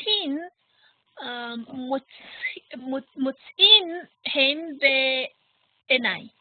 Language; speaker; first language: Hebrew; non-native, learner; German